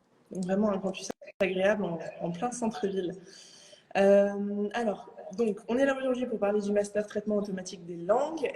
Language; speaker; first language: French; native; French